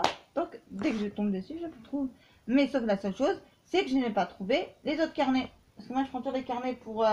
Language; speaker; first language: French; native; French